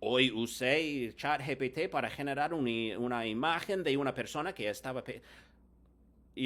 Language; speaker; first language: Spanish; non-native, fluent; English